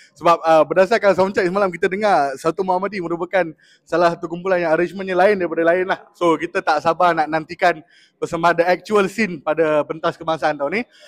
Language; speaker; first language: Malay; native; Malay